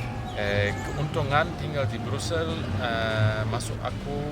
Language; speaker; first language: Indonesian; non-native, fluent; Polish